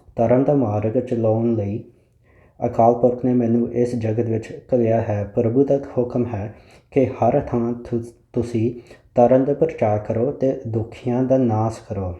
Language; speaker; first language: Punjabi; early bilingual, heritage; Punjabi